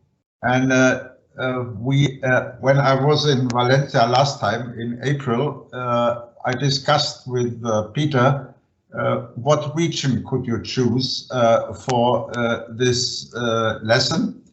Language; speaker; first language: English; non-native, fluent; German